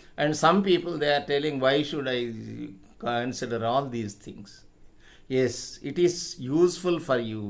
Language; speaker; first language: English; non-native, local second language; Telugu